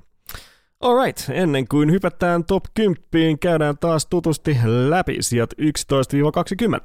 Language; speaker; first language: Finnish; native; Finnish